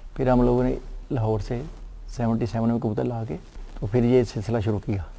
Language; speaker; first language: Urdu; non-native, local second language; Punjabi